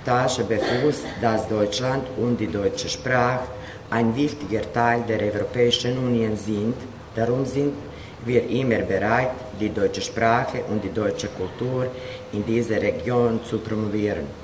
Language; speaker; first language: German; non-native, learner; Croatian